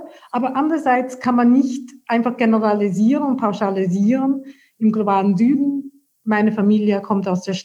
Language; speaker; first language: German; non-native, fluent; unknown